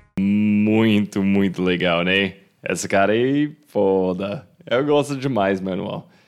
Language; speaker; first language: Portuguese; non-native, fluent; English